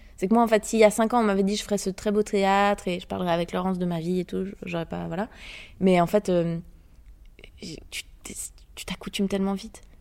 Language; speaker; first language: French; native; French